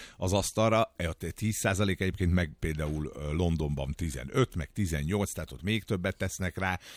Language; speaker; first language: Hungarian; native; Hungarian